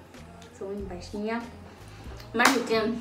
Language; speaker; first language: Portuguese; early bilingual, heritage; Portuguese